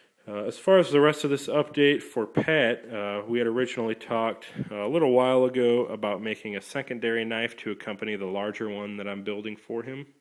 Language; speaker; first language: English; native; English